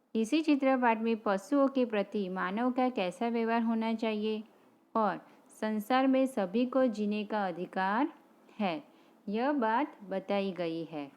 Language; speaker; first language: Hindi; non-native, local second language; Gujarati